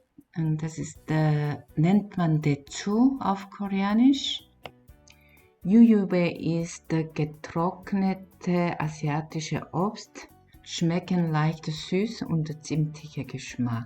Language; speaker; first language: German; non-native, learner; Korean